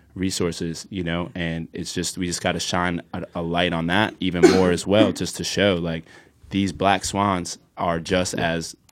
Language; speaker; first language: English; native; English